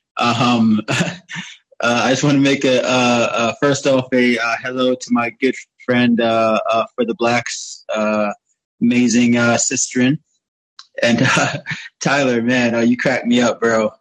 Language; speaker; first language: English; native; English